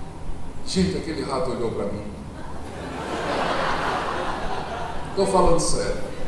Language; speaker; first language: Portuguese; native; Portuguese